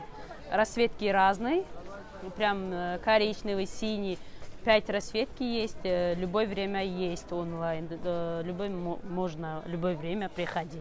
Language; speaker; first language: Russian; non-native, learner; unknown